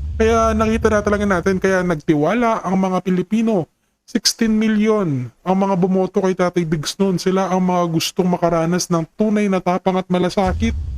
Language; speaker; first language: Filipino; native; Filipino